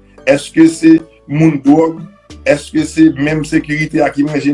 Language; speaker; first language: French; non-native, local second language; Haitian Creole